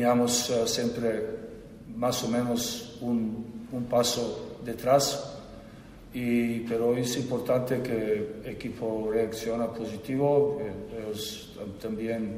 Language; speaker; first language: Spanish; non-native, learner; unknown